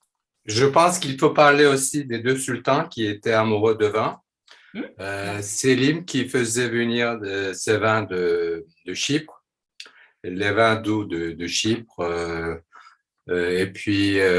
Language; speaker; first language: French; non-native, fluent; Turkish